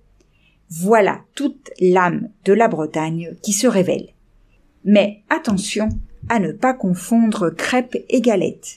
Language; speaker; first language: French; native; French